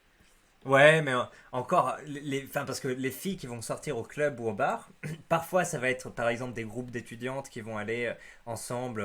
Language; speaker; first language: French; native; French